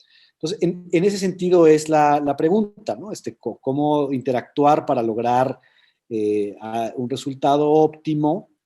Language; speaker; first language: Spanish; native; Spanish